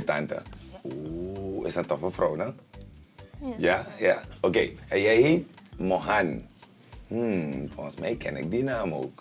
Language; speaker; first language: Dutch; native; Dutch